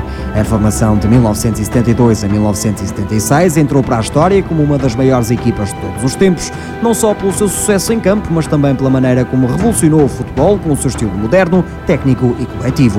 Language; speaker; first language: Portuguese; native; Portuguese